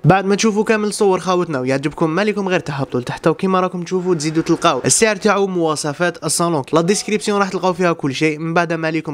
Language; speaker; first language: Arabic; native; Arabic